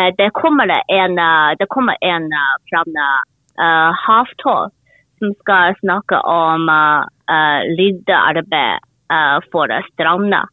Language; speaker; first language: Norwegian; non-native, learner; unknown